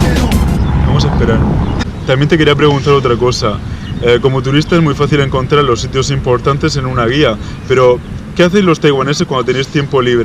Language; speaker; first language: Spanish; native; Spanish